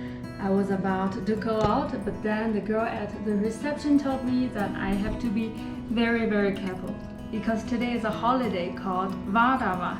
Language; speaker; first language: English; non-native, fluent; Chinese